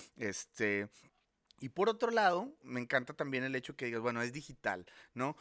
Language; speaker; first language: Spanish; native; Spanish